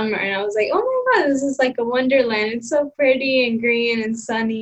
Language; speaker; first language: English; early bilingual, other home language; Spanish